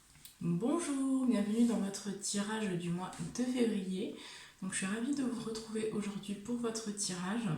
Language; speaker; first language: French; native; French